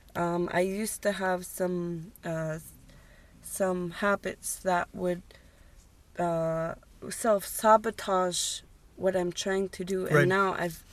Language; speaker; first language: English; non-native, fluent; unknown